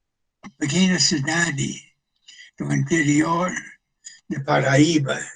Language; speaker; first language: Portuguese; non-native, fluent; English